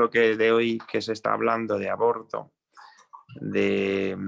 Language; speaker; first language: Spanish; non-native, fluent; Croatian